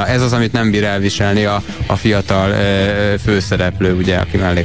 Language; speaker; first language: Hungarian; native; Hungarian